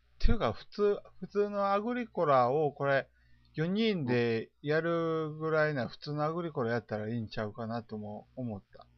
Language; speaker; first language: Japanese; native; Japanese